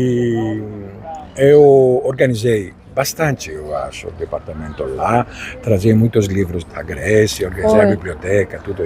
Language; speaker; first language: Portuguese; non-native, fluent; Greek